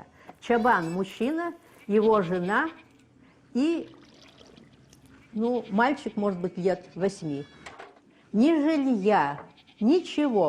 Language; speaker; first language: Russian; native; Russian